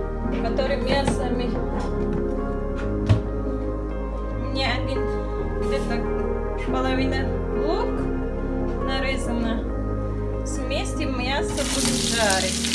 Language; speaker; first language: Russian; non-native, local second language; Tajik